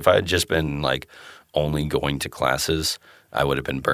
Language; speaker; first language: English; native; English